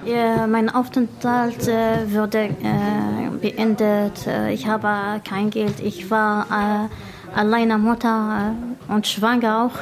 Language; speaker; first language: German; non-native, learner; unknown